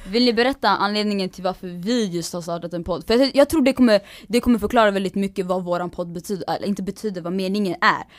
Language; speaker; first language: Swedish; early bilingual, other home language; Tigrinya